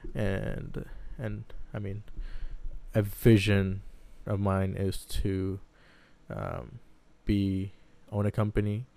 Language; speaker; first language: English; early bilingual, other home language; Arabic